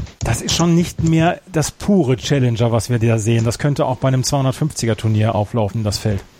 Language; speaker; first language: German; native; German